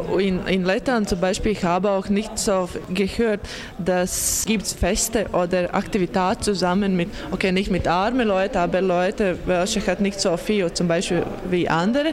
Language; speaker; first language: German; non-native, learner; Latvian